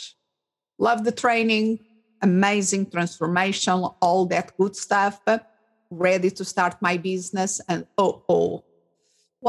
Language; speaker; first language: English; non-native, fluent; Portuguese